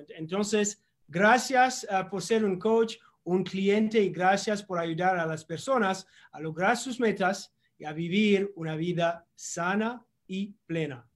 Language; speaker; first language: Spanish; non-native, learner; English